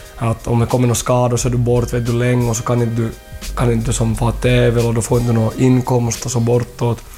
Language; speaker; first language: Swedish; early bilingual, other home language; Thai